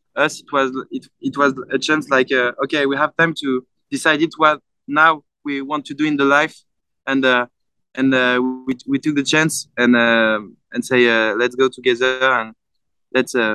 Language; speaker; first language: English; non-native, fluent; French